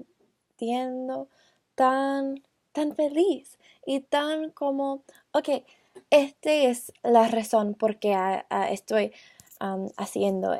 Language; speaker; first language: Spanish; non-native, learner; English